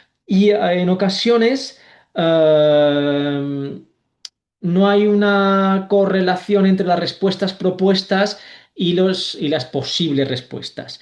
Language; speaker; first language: Spanish; native; Spanish